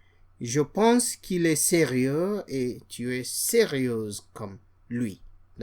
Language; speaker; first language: French; non-native, fluent; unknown